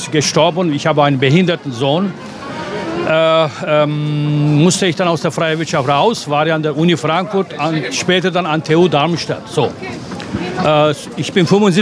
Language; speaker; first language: German; non-native, fluent; Turkish